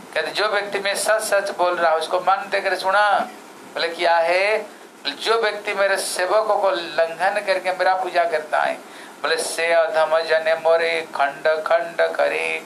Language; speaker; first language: Hindi; non-native, local second language; Odia